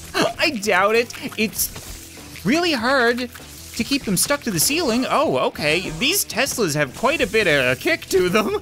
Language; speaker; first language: English; native; English